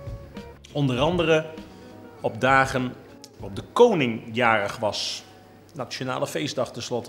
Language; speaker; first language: Dutch; native; Dutch